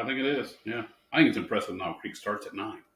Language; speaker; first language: English; native; English